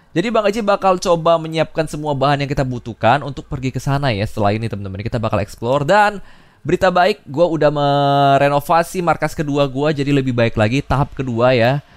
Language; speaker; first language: Indonesian; native; Indonesian